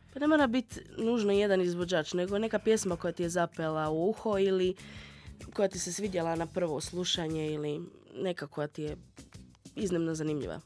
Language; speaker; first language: Serbian; native; Serbian